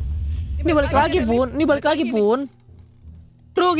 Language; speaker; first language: Indonesian; native; Indonesian